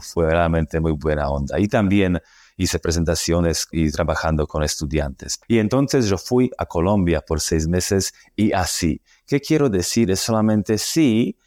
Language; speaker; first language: Spanish; non-native, fluent; Slovak